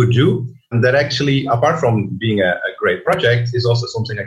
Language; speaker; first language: English; non-native, fluent; Dutch